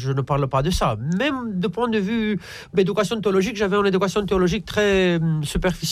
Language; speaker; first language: French; non-native, fluent; Romanian